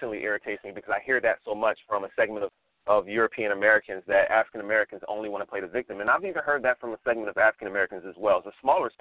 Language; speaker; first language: English; native; English